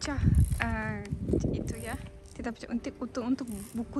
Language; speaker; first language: Indonesian; non-native, learner; Turkish